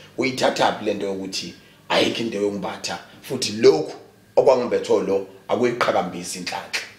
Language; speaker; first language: Zulu; native; Zulu